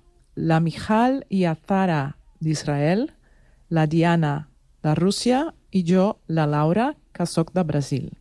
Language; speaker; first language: Catalan; non-native, learner; Portuguese